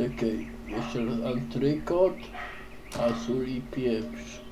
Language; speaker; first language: Polish; native; Polish